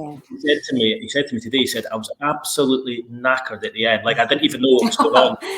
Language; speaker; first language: English; native; English